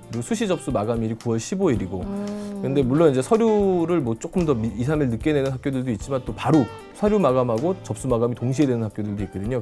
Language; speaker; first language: Korean; native; Korean